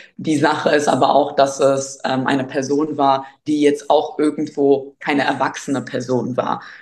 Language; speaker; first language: German; early bilingual, other home language; Albanian